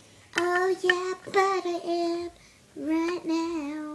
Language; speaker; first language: English; native; English